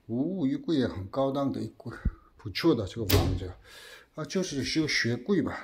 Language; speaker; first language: Chinese; non-native, learner; Korean